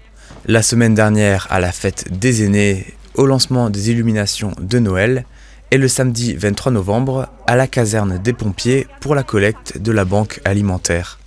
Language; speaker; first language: French; native; French